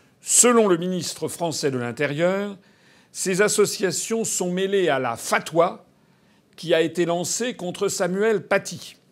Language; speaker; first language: French; native; French